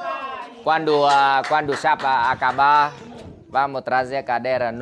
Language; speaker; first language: Portuguese; non-native, learner; Vietnamese